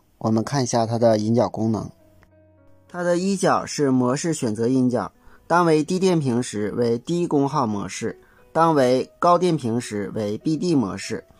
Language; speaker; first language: Chinese; native; Chinese